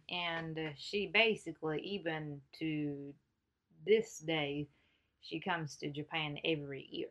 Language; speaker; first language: English; non-native, fluent; Japanese